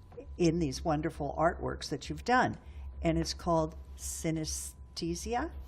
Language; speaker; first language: English; native; English